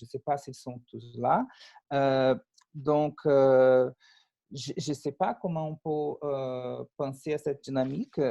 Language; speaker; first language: French; non-native, fluent; Portuguese